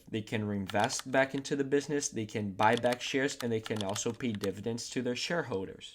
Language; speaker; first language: English; non-native, fluent; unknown